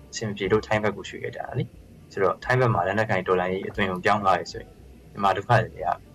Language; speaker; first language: Burmese; native; Burmese